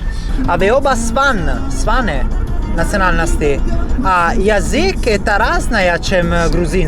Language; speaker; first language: Russian; non-native, learner; Italian